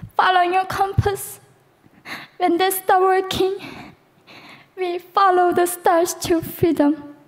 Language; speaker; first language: English; non-native, fluent; Korean